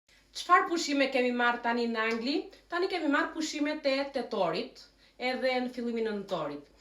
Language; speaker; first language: Albanian; early bilingual, heritage; Albanian